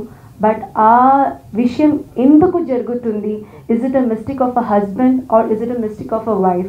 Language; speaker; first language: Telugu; non-native, learner; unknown